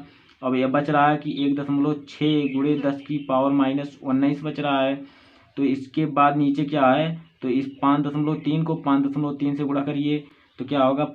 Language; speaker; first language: Hindi; native; Hindi